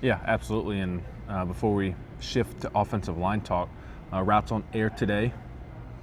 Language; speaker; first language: English; native; English